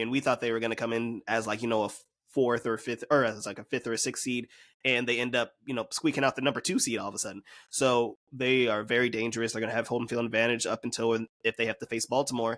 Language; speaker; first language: English; native; English